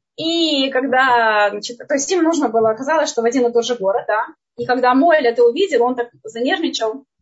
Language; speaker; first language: Russian; native; Russian